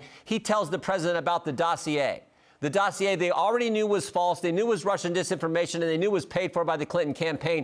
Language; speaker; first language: English; native; English